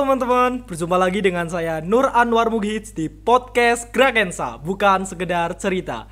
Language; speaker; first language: Indonesian; native; Indonesian